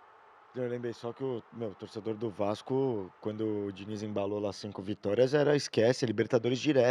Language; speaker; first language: Portuguese; native; Portuguese